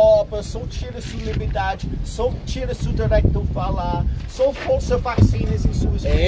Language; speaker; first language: Portuguese; non-native, fluent; English